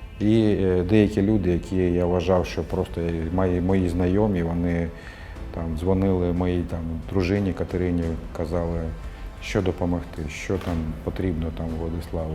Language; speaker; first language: Ukrainian; non-native, local second language; Russian